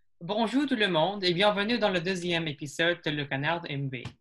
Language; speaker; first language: French; non-native, learner; English